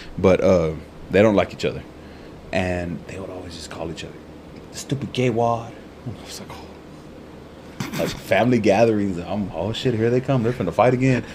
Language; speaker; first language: English; early bilingual, other home language; Spanish